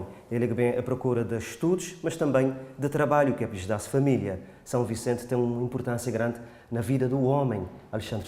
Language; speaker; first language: Portuguese; non-native, local second language; Kabuverdianu